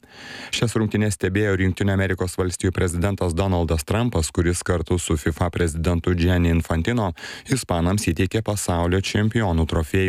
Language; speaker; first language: Lithuanian; native; Lithuanian